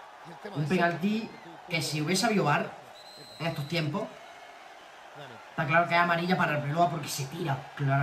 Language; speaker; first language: Spanish; native; Spanish